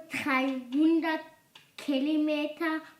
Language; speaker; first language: German; early bilingual, other home language; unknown